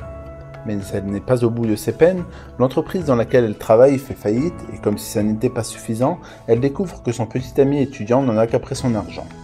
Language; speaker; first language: French; native; French